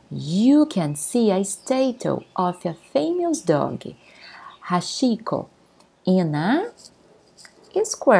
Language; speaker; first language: English; non-native, fluent; Portuguese